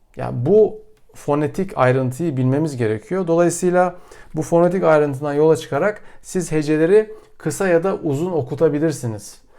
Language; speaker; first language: Turkish; native; Turkish